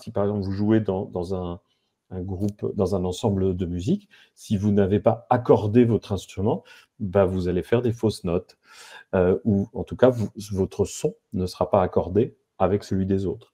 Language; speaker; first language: French; native; French